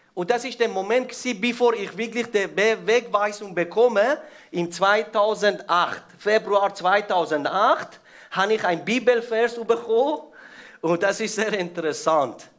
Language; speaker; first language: German; non-native, fluent; Persian